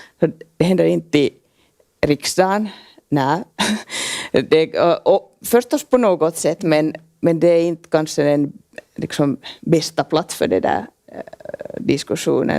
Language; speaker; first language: Swedish; non-native, local second language; Finnish